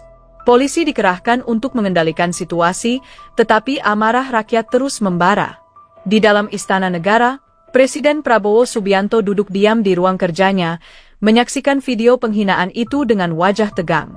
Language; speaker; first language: Indonesian; native; Indonesian